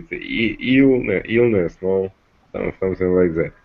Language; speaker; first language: English; non-native, learner; Russian